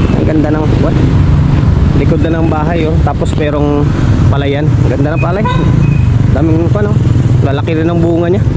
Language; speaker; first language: Filipino; non-native, local second language; Hiligaynon